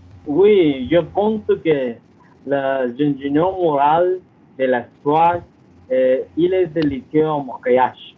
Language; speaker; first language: French; non-native, learner; Spanish